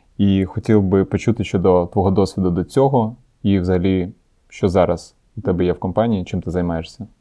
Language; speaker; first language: Ukrainian; non-native, local second language; Russian